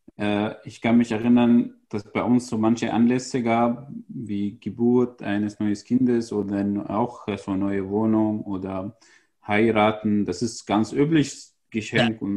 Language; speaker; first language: German; non-native, fluent; Arabic